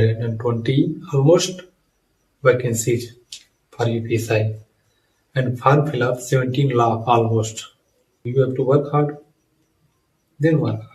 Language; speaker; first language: English; non-native, learner; Hindi